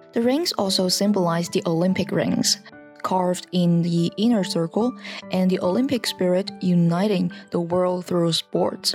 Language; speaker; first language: English; non-native, fluent; Chinese